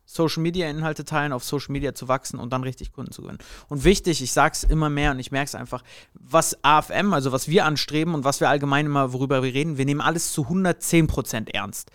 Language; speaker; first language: German; native; German